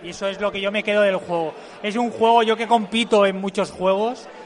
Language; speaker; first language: Spanish; non-native, local second language; Catalan